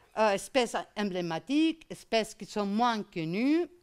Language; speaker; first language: French; non-native, fluent; Spanish